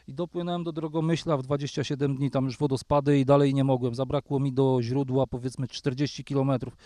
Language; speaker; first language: Polish; native; Polish